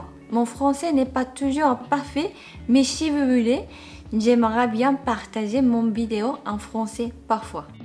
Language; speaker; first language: French; non-native, fluent; Japanese